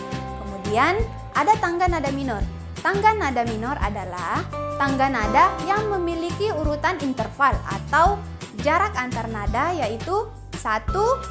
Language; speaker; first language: Malay; native; Malay